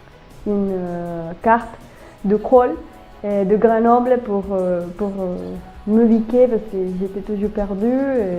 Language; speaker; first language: French; non-native, learner; Spanish